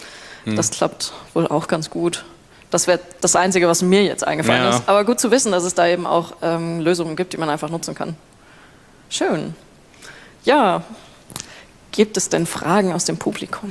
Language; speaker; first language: German; native; German